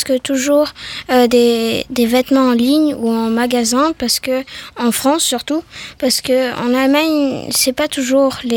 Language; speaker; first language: French; non-native, learner; German